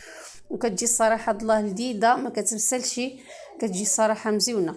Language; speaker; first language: Arabic; native; Arabic